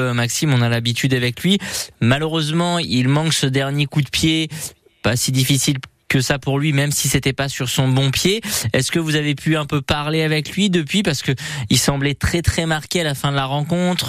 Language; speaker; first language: French; native; French